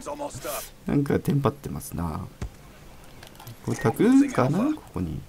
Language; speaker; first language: Japanese; native; Japanese